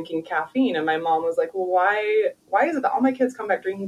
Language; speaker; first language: English; native; English